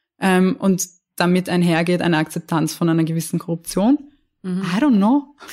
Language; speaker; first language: German; native; German